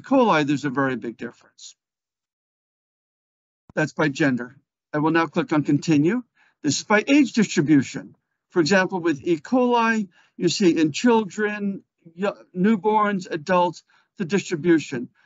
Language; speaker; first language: English; native; English